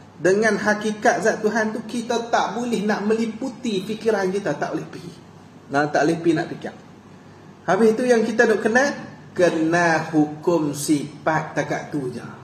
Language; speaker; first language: Malay; native; Malay